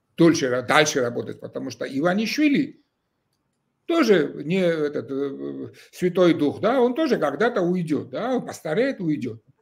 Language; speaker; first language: Russian; non-native, local second language; Georgian